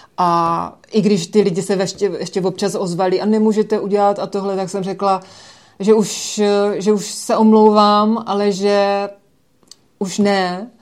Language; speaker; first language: Czech; native; Czech